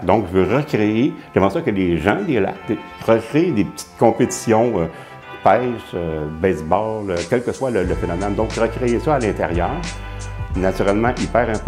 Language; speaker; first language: French; native; French